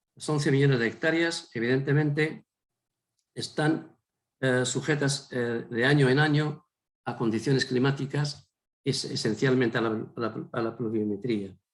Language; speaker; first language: Spanish; non-native, fluent; Arabic